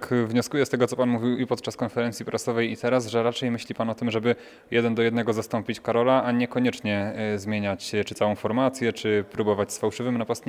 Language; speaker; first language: Polish; native; Polish